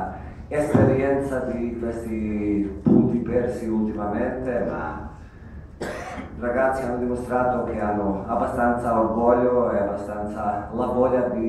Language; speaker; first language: Italian; non-native, fluent; Croatian